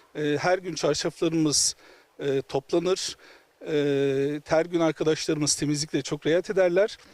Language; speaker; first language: Turkish; native; Turkish